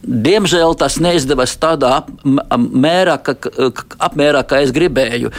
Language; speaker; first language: Latvian; non-native, local second language; Russian